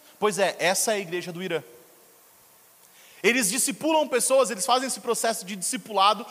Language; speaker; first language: Portuguese; native; Portuguese